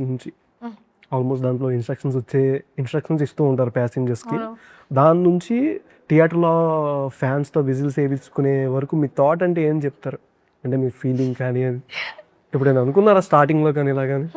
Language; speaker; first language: Telugu; native; Telugu